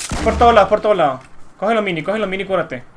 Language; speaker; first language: Spanish; native; Spanish